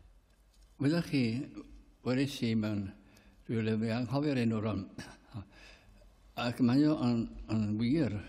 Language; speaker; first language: Welsh; native; Welsh